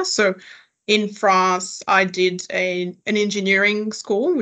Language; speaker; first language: English; non-native, fluent; French